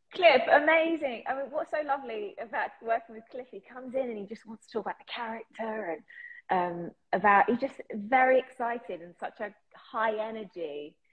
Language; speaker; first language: English; native; English